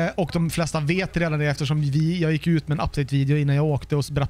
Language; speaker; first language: Swedish; native; Swedish